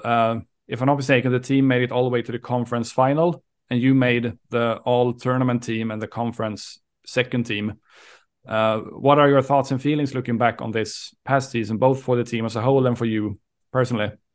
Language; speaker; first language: English; non-native, fluent; Swedish